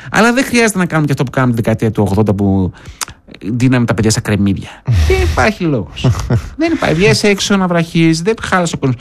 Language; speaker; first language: Greek; native; Greek